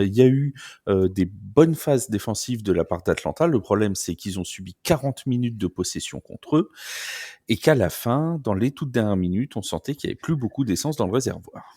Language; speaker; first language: French; native; French